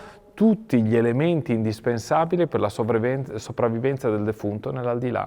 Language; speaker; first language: Italian; native; Italian